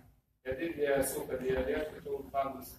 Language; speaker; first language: Indonesian; non-native, fluent; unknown